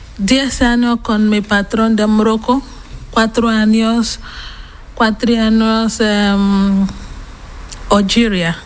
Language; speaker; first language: Spanish; non-native, learner; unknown